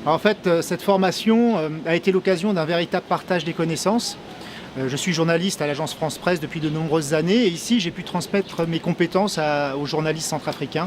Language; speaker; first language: French; native; French